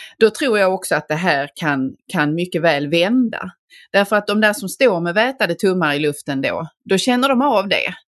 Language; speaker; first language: Swedish; native; Swedish